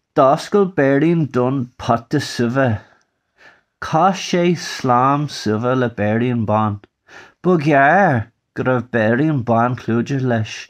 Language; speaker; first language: Irish; non-native, local second language; English